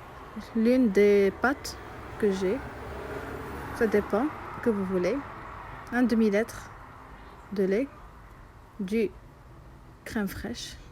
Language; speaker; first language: French; non-native, local second language; Arabic